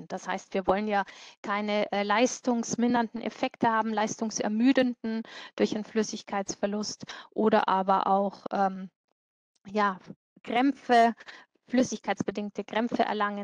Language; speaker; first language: German; native; German